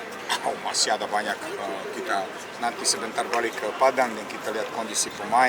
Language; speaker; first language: Indonesian; non-native, learner; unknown